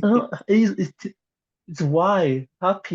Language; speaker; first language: English; non-native, learner; Spanish